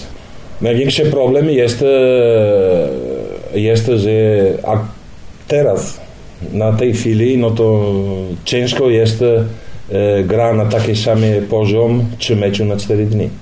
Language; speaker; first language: Polish; non-native, learner; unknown